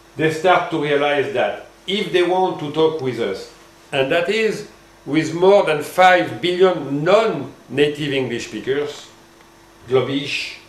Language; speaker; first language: English; non-native, fluent; French